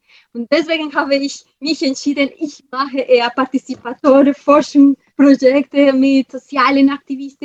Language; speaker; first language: German; non-native, fluent; Spanish